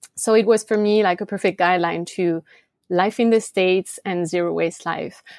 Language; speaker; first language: English; non-native, fluent; French